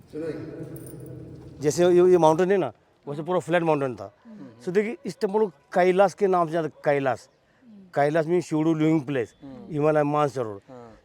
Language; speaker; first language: Hindi; non-native, local second language; Marathi